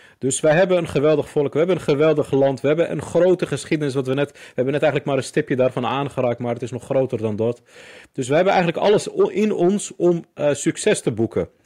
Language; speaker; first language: Dutch; early bilingual, other home language; Arabic